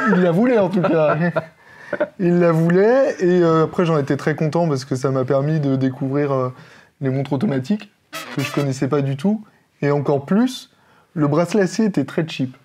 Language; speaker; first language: French; native; French